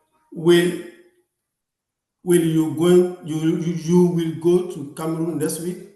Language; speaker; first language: English; non-native, learner; French